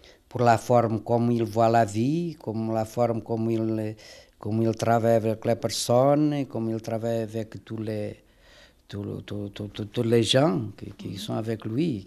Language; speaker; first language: French; non-native, fluent; Portuguese